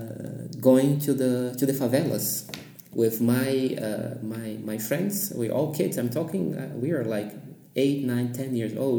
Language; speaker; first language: English; non-native, fluent; Portuguese